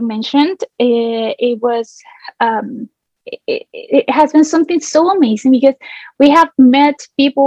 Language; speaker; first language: English; non-native, fluent; Spanish